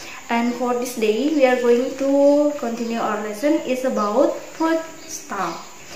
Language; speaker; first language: English; non-native, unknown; Indonesian